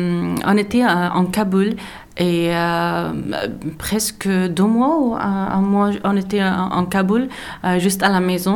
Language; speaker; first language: French; non-native, learner; Persian